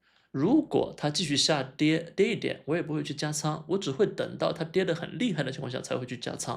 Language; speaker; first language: Chinese; native; Chinese